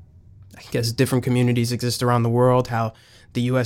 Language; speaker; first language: English; native; English